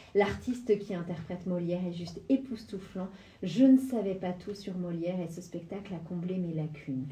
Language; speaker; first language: French; native; French